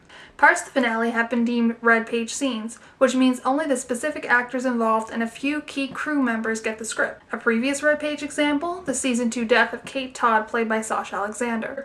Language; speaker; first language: English; native; English